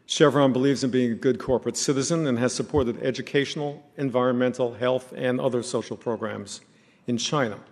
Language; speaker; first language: English; native; English